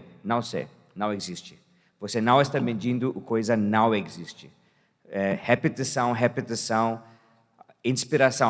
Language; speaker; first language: Portuguese; non-native, fluent; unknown